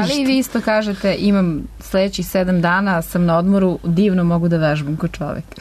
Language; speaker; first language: Serbian; native; Serbian